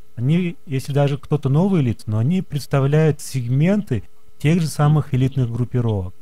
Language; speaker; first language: Russian; non-native, local second language; Kyrgyz